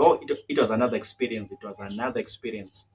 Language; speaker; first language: English; non-native, local second language; Shona